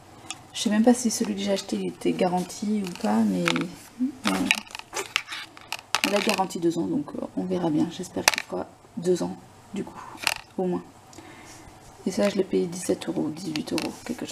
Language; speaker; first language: French; native; French